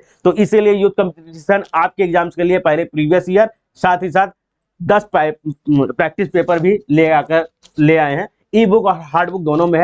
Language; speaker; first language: Hindi; native; Hindi